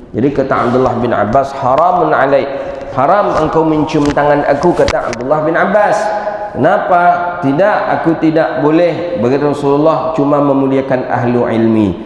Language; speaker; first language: Malay; non-native, local second language; Minangkabau